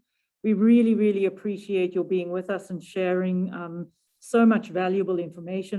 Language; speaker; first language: English; native; English